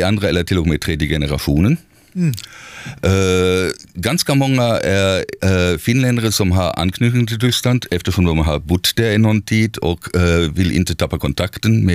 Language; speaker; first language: Swedish; non-native, fluent; German